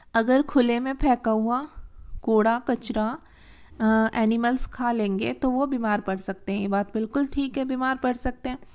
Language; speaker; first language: Hindi; native; Hindi